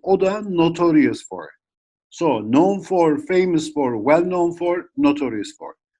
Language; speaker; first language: English; non-native, fluent; Turkish